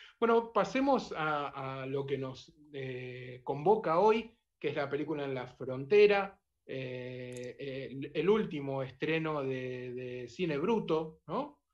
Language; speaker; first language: Spanish; native; Spanish